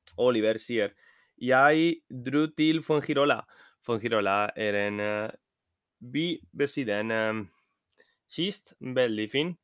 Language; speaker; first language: Norwegian; non-native, fluent; Spanish